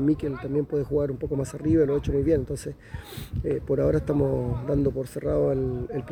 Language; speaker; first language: Spanish; native; Spanish